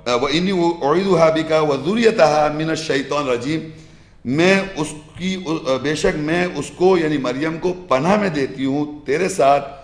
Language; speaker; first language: Urdu; native; Urdu